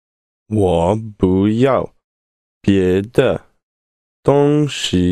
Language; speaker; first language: Chinese; non-native, learner; English